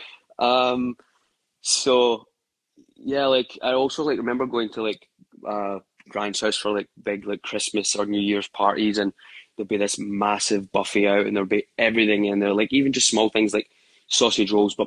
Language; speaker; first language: English; native; English